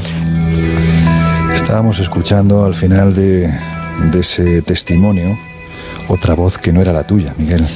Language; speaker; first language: Spanish; native; Spanish